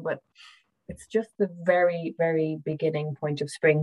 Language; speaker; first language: English; native; English